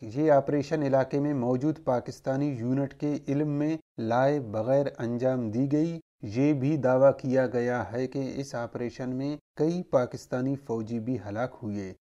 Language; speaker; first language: Urdu; non-native, local second language; Baluchi